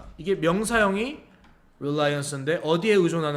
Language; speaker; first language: Korean; native; Korean